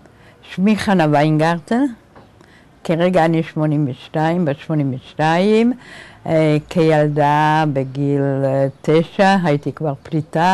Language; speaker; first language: Hebrew; early bilingual, other home language; Czech